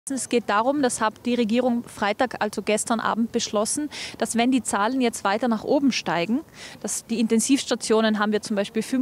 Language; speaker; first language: German; native; German